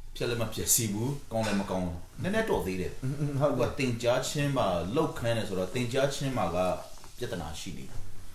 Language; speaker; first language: Burmese; non-native, local second language; Hakha Chin